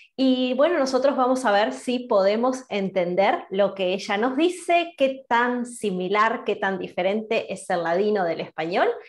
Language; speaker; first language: Spanish; native; Spanish